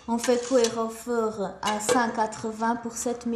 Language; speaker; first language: French; non-native, fluent; Portuguese